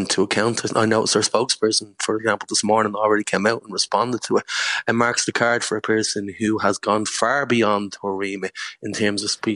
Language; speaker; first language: English; native; English